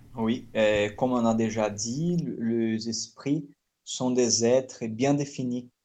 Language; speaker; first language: French; non-native, fluent; Portuguese